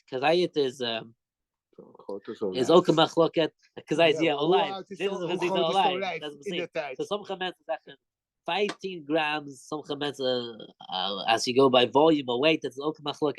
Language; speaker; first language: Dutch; non-native, fluent; English